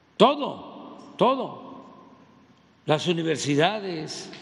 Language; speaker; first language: Spanish; native; Spanish